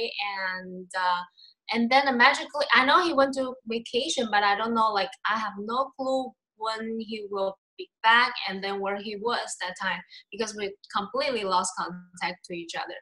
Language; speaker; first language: English; non-native, fluent; Chinese